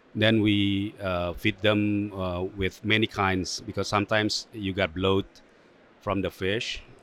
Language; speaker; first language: English; non-native, fluent; Indonesian